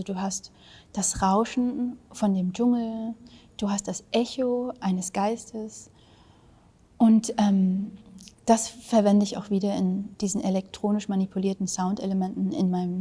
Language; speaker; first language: German; early bilingual, other home language; Vietnamese